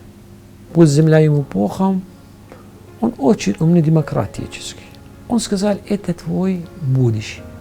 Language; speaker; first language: Russian; non-native, fluent; Arabic